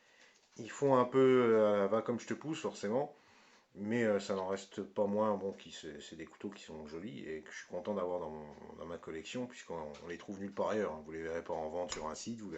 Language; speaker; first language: French; native; French